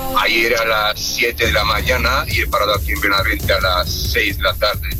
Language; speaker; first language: Spanish; non-native, fluent; Romanian